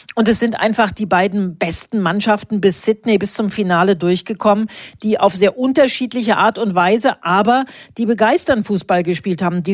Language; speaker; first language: German; native; German